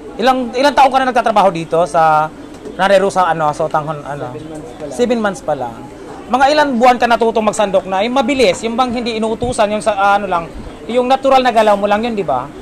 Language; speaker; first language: Filipino; native; Filipino